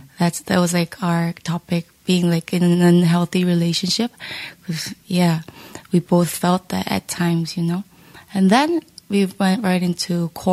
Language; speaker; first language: English; native; English